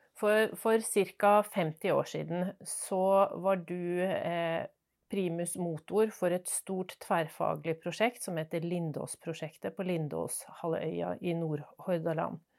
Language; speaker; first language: Norwegian; native; Norwegian